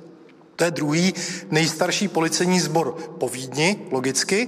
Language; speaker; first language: Czech; native; Czech